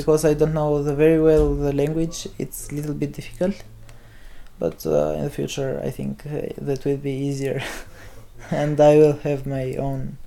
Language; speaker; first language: English; non-native, learner; Albanian